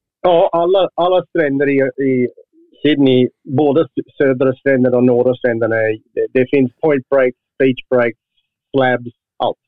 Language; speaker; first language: Swedish; non-native, fluent; English